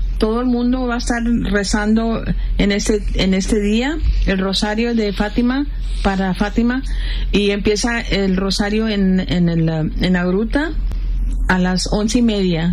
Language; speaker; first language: Spanish; early bilingual, heritage; Spanish